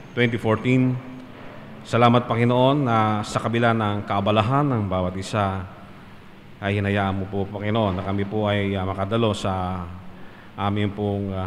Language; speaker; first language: Filipino; non-native, local second language; Iloko